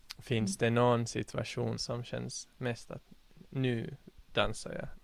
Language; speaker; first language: Swedish; native; Swedish